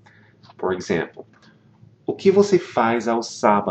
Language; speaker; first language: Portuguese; non-native, fluent; English